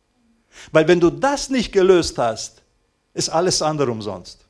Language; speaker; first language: German; non-native, fluent; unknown